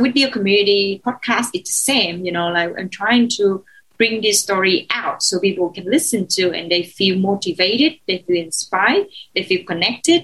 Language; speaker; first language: English; non-native, fluent; Vietnamese